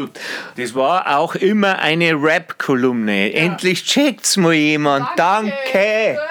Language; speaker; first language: German; native; German